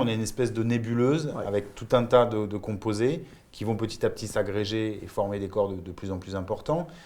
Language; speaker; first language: French; native; French